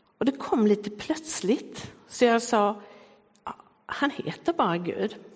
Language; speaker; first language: Swedish; native; Swedish